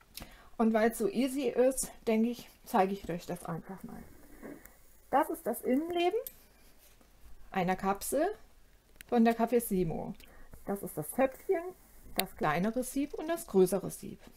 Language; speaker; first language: German; native; German